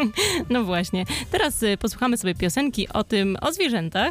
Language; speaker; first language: Polish; native; Polish